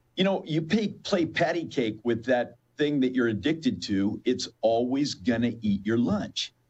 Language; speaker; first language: English; native; English